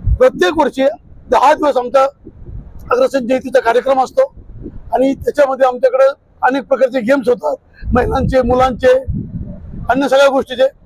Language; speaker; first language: Marathi; non-native, local second language; Marwari